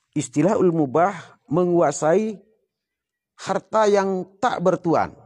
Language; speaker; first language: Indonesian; non-native, local second language; Sasak